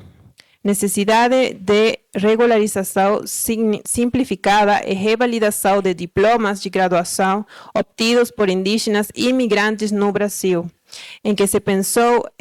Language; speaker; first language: Portuguese; early bilingual, other home language; Spanish